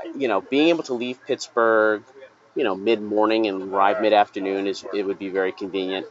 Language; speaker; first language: English; native; English